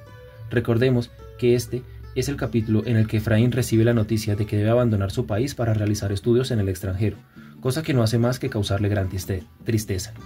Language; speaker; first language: Spanish; native; Spanish